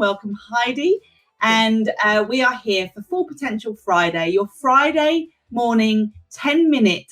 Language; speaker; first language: English; native; English